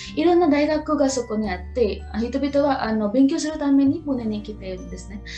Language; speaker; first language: Japanese; non-native, fluent; Marathi